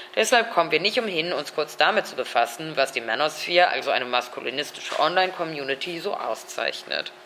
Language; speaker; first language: German; native; German